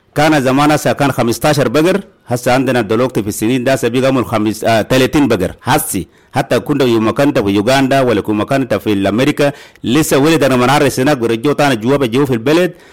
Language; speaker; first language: Arabic; non-native, local second language; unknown